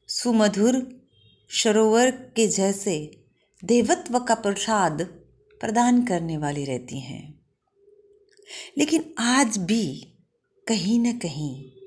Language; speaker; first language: Hindi; non-native, local second language; Gujarati